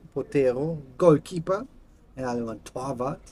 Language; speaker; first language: Spanish; non-native, learner; German